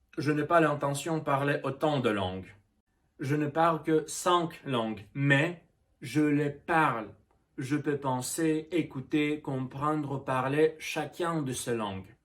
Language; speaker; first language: French; non-native, learner; Russian